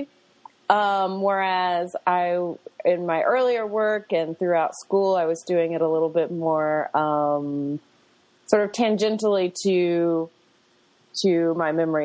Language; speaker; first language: English; native; English